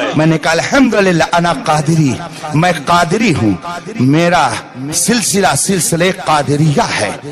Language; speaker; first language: Urdu; native; Urdu